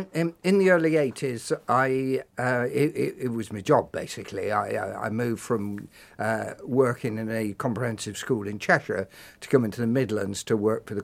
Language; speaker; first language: English; native; English